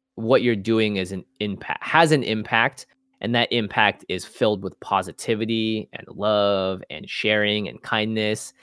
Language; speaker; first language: English; native; English